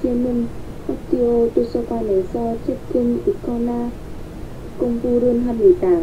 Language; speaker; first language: Korean; non-native, learner; Vietnamese